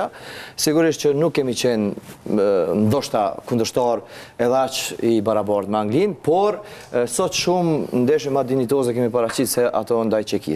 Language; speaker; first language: Albanian; native; Albanian